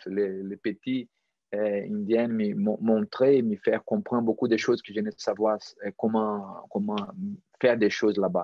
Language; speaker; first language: French; non-native, fluent; Portuguese